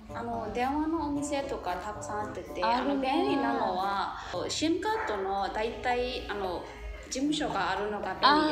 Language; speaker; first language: Japanese; non-native, fluent; Burmese